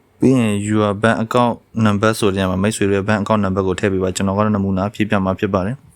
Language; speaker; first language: Burmese; native; Burmese